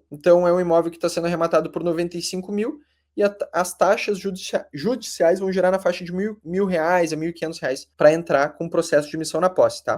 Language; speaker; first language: Portuguese; native; Portuguese